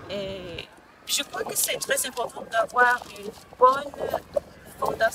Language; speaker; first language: French; non-native, learner; English